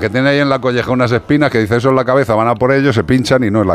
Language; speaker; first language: Spanish; native; Spanish